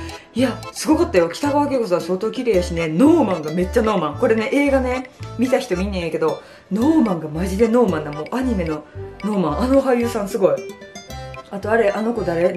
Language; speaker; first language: Japanese; native; Japanese